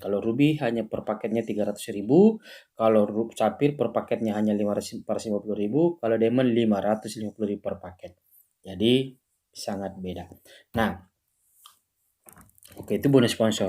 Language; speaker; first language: Indonesian; native; Indonesian